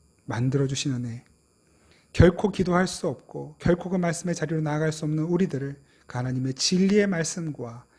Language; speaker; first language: Korean; native; Korean